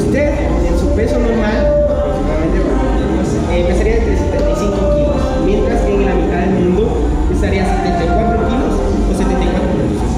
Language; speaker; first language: Spanish; native; Spanish